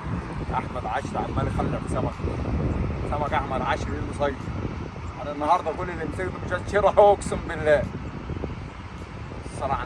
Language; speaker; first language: Arabic; native; Arabic